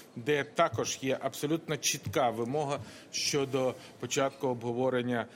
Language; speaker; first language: Ukrainian; non-native, local second language; Russian